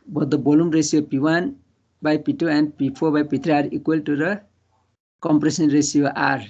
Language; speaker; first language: English; non-native, local second language; Nepali